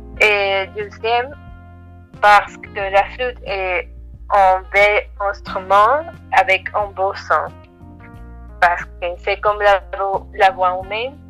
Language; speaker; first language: French; non-native, learner; Spanish